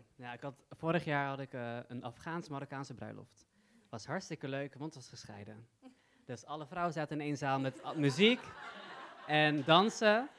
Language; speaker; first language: Dutch; early bilingual, other home language; Persian